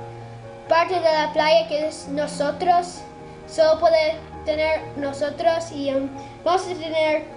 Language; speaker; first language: Spanish; non-native, learner; English